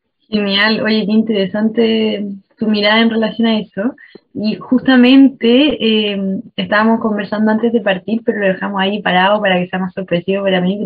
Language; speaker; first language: Spanish; native; Spanish